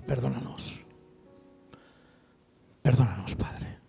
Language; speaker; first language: Spanish; native; Spanish